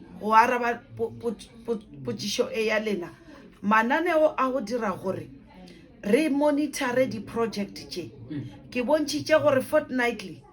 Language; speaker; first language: Northern Sotho; non-native, local second language; Venda